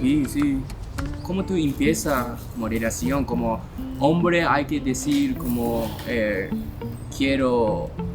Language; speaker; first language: Spanish; non-native, learner; Japanese